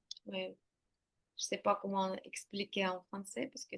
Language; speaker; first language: French; non-native, learner; Ukrainian